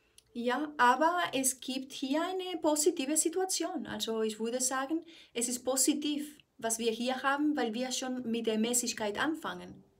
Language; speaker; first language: German; non-native, fluent; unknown